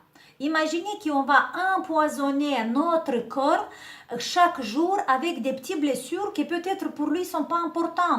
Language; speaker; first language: French; non-native, fluent; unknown